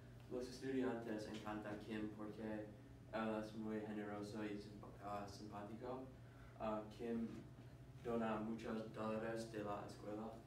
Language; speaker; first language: Spanish; non-native, learner; English